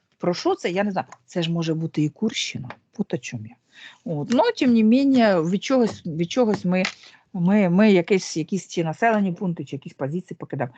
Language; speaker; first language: Ukrainian; non-native, local second language; Russian